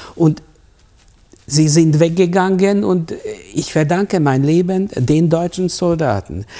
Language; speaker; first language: German; non-native, fluent; Hungarian